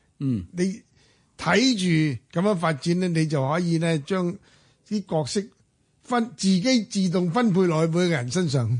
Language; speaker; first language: Cantonese; native; Cantonese